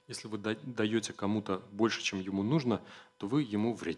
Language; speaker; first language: Russian; native; Russian